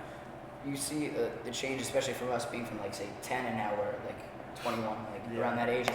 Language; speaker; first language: English; native; English